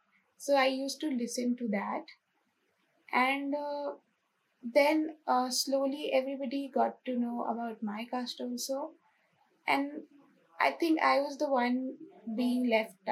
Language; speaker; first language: English; non-native, local second language; Hindi